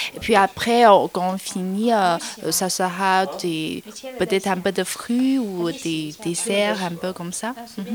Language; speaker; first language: French; non-native, fluent; Chinese